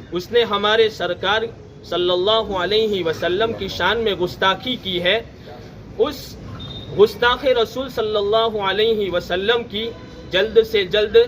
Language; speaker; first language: Urdu; non-native, local second language; Gujarati